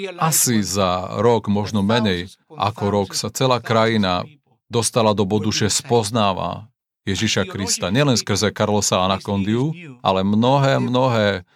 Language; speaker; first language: Slovak; non-native, fluent; Spanish